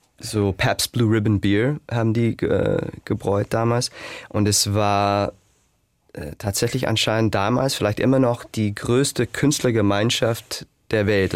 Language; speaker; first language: German; non-native, fluent; English